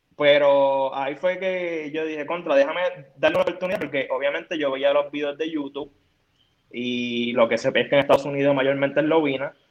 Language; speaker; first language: Spanish; native; Spanish